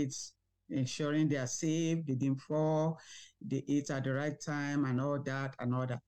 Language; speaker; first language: English; non-native, local second language; Yoruba